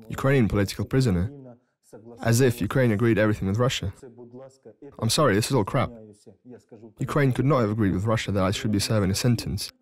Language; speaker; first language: English; non-native, fluent; Ukrainian